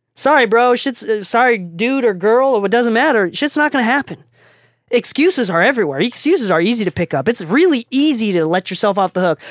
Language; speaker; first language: English; non-native, fluent; Japanese